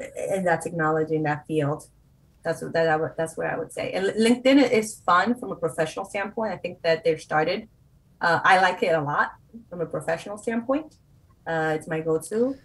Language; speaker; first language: English; non-native, fluent; Spanish